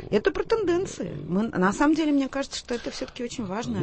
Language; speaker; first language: Russian; native; Russian